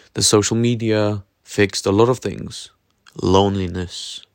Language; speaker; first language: English; non-native, fluent; Norwegian